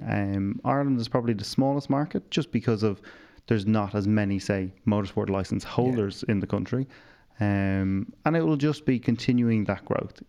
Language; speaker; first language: English; native; English